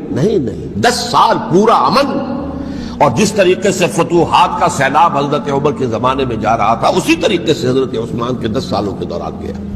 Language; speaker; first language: Urdu; native; Urdu